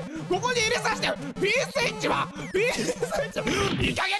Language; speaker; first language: Japanese; native; Japanese